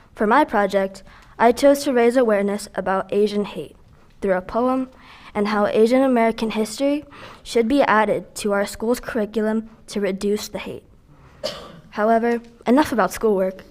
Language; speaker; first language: English; early bilingual, other home language; Filipino